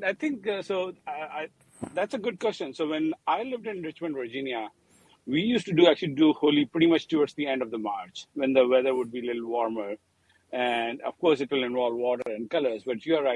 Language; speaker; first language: English; non-native, local second language; Hindi